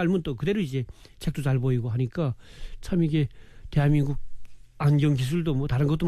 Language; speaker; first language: Korean; native; Korean